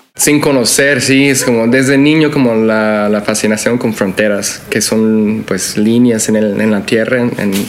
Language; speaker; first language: Spanish; non-native, fluent; English